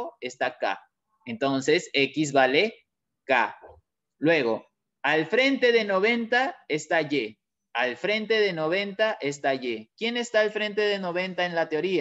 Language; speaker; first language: Spanish; native; Spanish